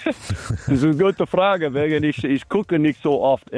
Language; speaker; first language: German; non-native, learner; English